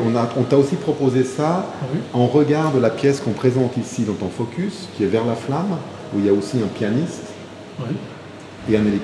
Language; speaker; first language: French; native; French